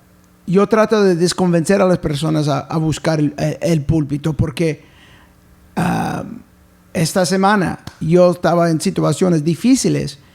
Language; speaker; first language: Spanish; early bilingual, heritage; English